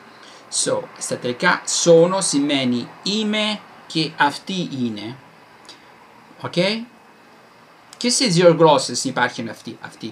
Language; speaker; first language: Greek; non-native, fluent; Italian